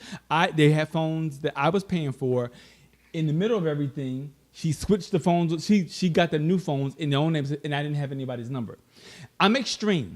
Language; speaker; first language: English; native; English